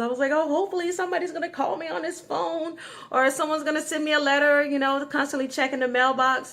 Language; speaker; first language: English; native; English